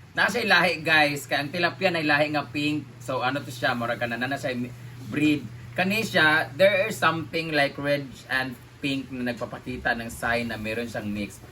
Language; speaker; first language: Filipino; non-native, local second language; Cebuano